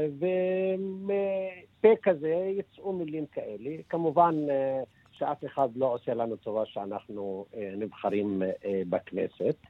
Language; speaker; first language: Hebrew; non-native, local second language; Arabic